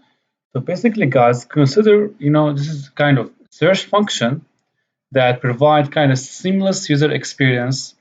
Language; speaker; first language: English; non-native, fluent; Arabic